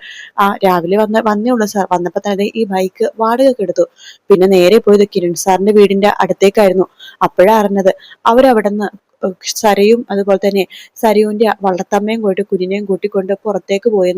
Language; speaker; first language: Malayalam; native; Malayalam